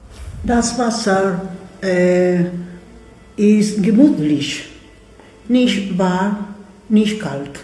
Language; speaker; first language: German; non-native, learner; Spanish